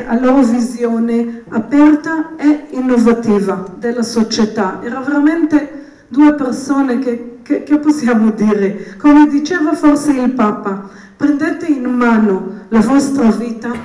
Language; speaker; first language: Italian; non-native, fluent; Hebrew